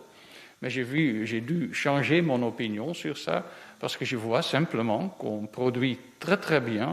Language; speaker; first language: French; non-native, fluent; Dutch